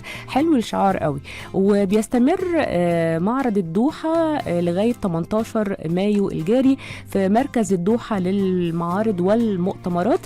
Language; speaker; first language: Arabic; native; Arabic